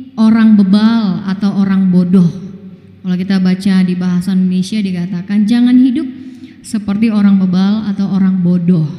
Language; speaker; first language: Indonesian; non-native, local second language; Batak Toba